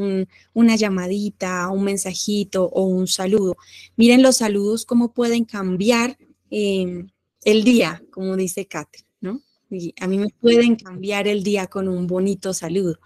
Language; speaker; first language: Spanish; native; Spanish